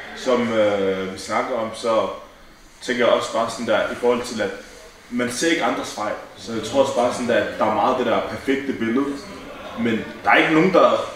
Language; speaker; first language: Danish; early bilingual, other home language; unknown